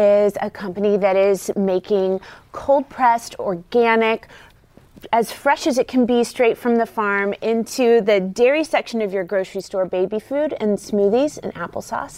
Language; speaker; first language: English; native; English